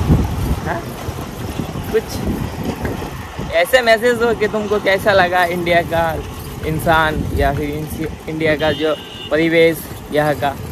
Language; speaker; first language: Hindi; non-native, local second language; Bangla